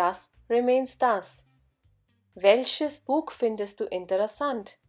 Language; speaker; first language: German; non-native, fluent; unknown